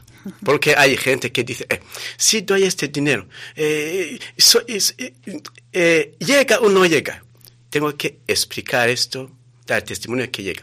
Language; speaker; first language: Spanish; non-native, fluent; Rundi